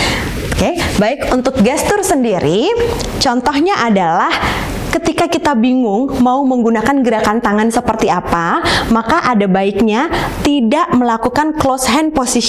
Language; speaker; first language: Indonesian; native; Indonesian